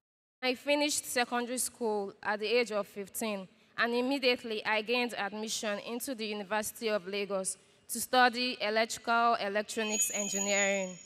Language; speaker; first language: English; non-native, local second language; Yoruba